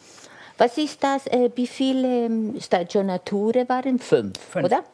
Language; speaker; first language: German; non-native, fluent; Italian